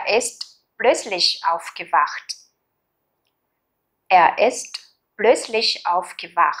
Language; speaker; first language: German; non-native, fluent; Vietnamese